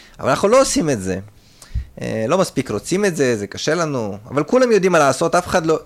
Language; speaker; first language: Hebrew; early bilingual, other home language; Russian